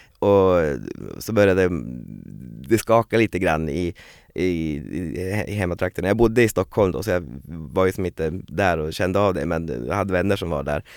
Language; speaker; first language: Swedish; native; Swedish